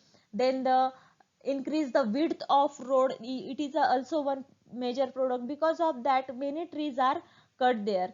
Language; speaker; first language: English; non-native, local second language; Marathi